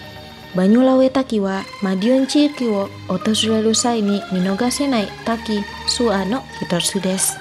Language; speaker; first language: Japanese; non-native, fluent; Indonesian